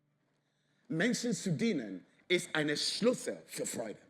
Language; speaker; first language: German; non-native, fluent; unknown